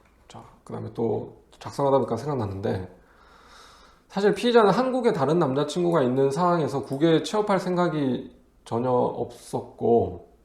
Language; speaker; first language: Korean; native; Korean